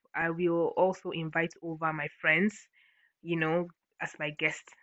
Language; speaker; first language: English; non-native, local second language; Ibibio